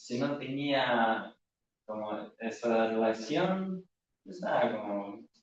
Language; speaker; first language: Spanish; non-native, learner; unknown